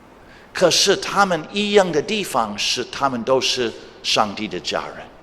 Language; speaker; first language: Chinese; non-native, fluent; English